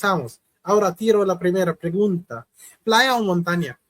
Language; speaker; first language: Spanish; non-native, learner; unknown